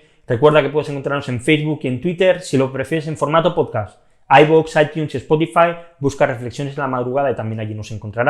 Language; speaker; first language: Spanish; native; Spanish